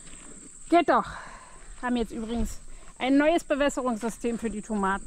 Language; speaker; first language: German; native; German